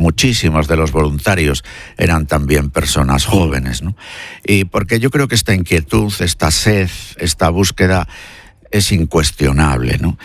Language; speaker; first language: Spanish; native; Spanish